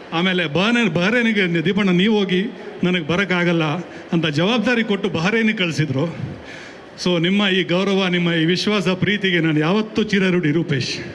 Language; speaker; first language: Kannada; non-native, local second language; Tulu